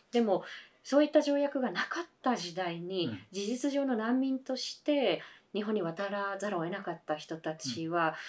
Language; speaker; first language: Japanese; native; Japanese